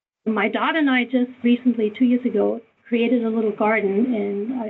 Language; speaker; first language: English; non-native, fluent; German